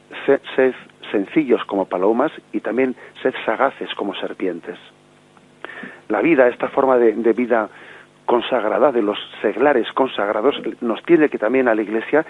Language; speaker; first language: Spanish; native; Spanish